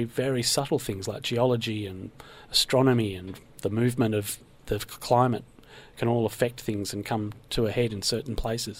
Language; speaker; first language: English; native; English